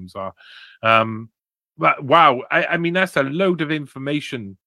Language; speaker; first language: English; native; English